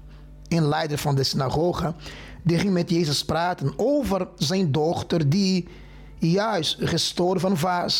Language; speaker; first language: Dutch; non-native, fluent; Portuguese